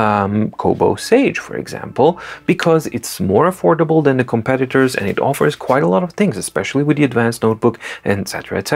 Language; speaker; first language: English; non-native, fluent; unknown